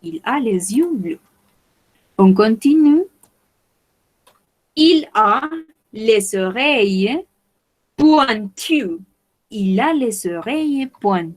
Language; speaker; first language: French; non-native, fluent; Spanish